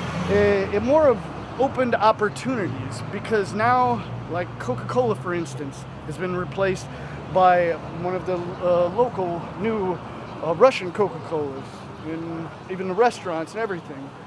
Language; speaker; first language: English; native; English